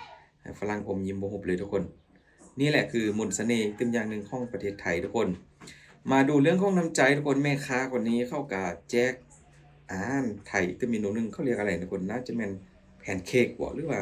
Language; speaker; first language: Thai; non-native, local second language; Northeastern Thai